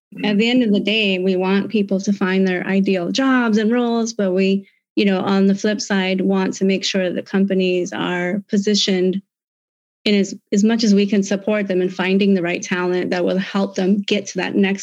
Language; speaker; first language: English; native; English